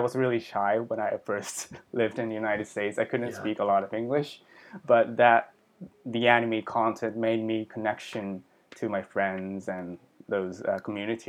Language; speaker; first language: English; early bilingual, other home language; Japanese